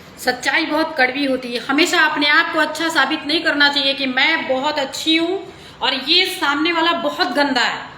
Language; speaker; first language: Hindi; native; Hindi